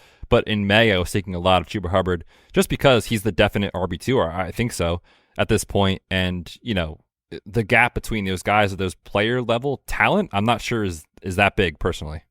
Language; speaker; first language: English; native; English